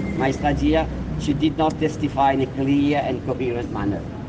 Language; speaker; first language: English; non-native, local second language; Morisyen